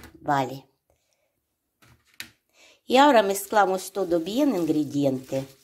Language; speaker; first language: Spanish; non-native, learner; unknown